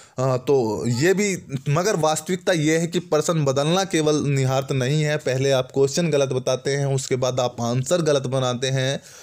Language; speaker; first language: Hindi; native; Hindi